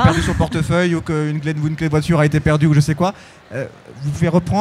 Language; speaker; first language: French; native; French